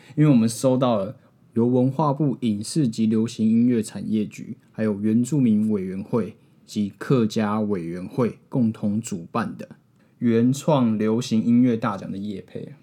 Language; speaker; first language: Chinese; native; Chinese